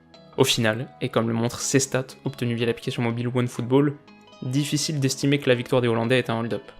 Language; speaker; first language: French; native; French